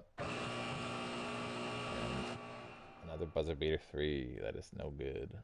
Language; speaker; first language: English; native; English